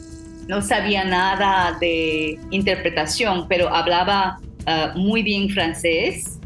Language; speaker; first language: Spanish; non-native, fluent; English